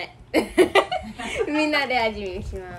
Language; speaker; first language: Japanese; early bilingual, heritage; English